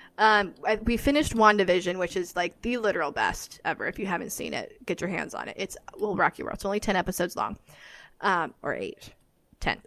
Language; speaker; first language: English; native; English